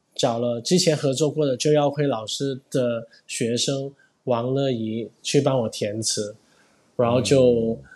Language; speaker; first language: Chinese; non-native, fluent; Cantonese